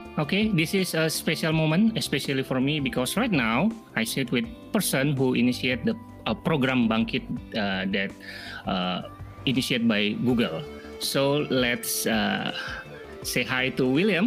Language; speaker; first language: English; non-native, fluent; Indonesian